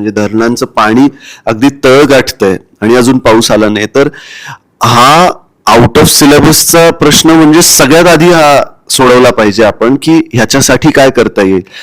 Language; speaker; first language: Marathi; native; Marathi